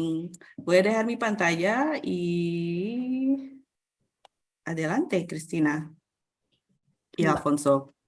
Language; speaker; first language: Spanish; non-native, fluent; Indonesian